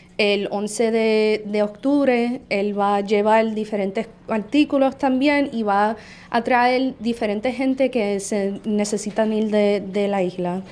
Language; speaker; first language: Spanish; early bilingual, heritage; Spanish